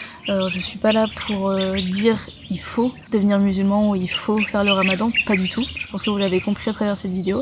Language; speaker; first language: French; native; French